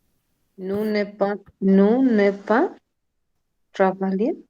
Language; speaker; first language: French; non-native, learner; Spanish